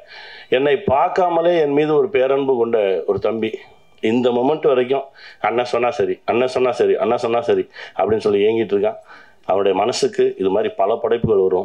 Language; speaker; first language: Tamil; native; Tamil